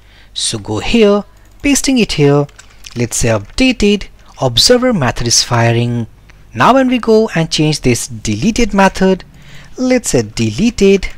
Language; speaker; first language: English; non-native, local second language; Hindi